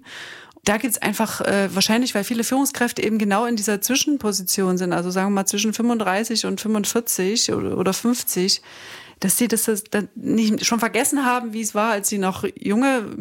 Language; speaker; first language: German; native; German